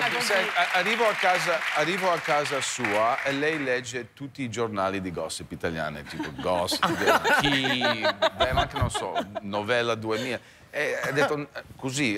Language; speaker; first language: Italian; early bilingual, heritage; English